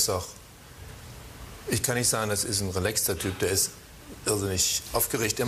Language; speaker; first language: German; native; German